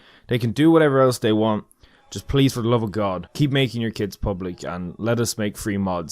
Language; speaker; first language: English; native; English